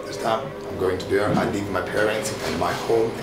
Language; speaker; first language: English; non-native, learner; Tibetan